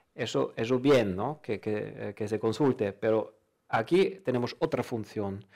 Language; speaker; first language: Spanish; non-native, fluent; German